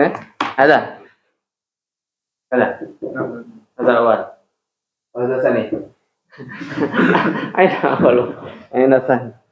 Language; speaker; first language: Arabic; non-native, fluent; Indonesian